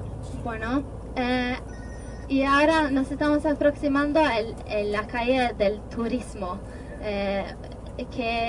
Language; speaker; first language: Spanish; non-native, fluent; Norwegian